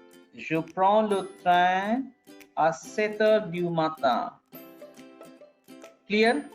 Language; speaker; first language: French; non-native, fluent; Bangla